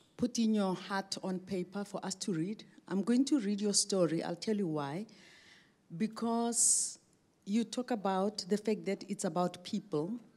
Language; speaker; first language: English; non-native, local second language; Afrikaans